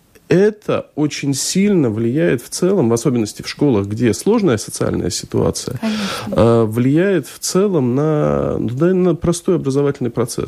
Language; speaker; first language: Russian; native; Russian